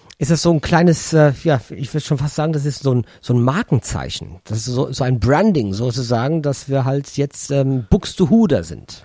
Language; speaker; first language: German; early bilingual, other home language; English